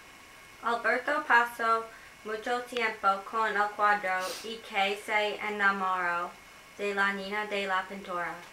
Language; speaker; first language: Spanish; non-native, learner; English